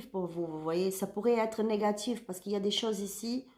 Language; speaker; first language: French; non-native, learner; Spanish